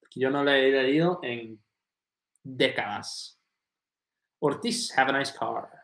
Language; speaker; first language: Spanish; non-native, fluent; English